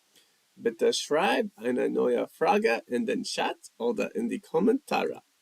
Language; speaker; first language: German; non-native, fluent; English